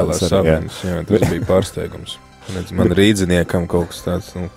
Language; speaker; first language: Latvian; native; Latvian